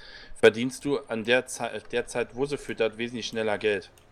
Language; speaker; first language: German; native; German